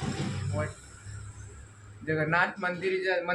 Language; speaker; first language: English; non-native, learner; Hindi